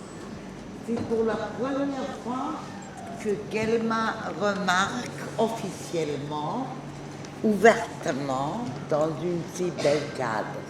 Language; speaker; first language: French; non-native, learner; German